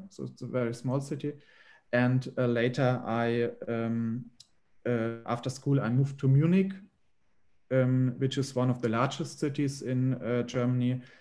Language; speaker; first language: English; non-native, fluent; German